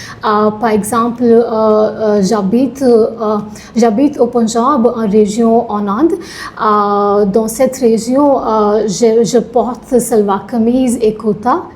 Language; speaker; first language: French; non-native, learner; Punjabi